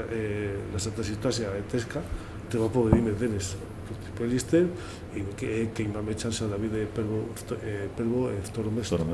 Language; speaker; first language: Macedonian; non-native, learner; Spanish